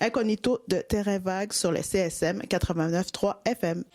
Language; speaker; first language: French; native; French